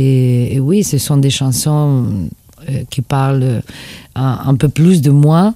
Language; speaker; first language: French; non-native, fluent; Spanish